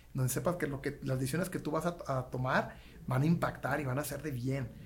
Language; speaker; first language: Spanish; native; Spanish